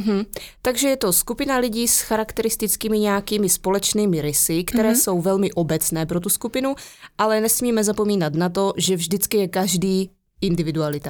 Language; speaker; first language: Czech; native; Czech